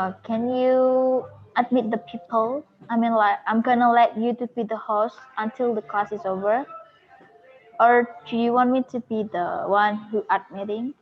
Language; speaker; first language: English; non-native, fluent; Indonesian